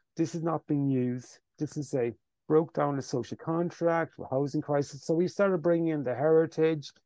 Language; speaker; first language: English; native; English